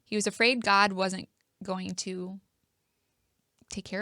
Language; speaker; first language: English; native; English